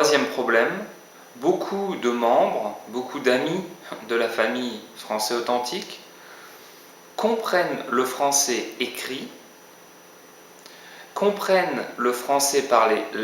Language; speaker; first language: French; native; French